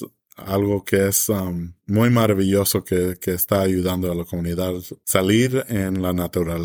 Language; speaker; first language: Spanish; early bilingual, heritage; English